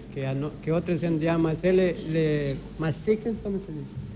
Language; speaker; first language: French; non-native, learner; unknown